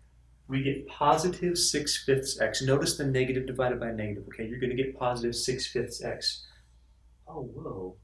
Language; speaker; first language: English; native; English